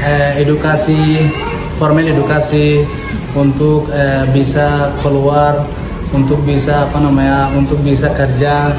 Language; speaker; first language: Indonesian; non-native, learner; Rohingya